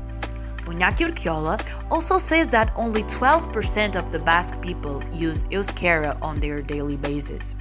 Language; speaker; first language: English; non-native, fluent; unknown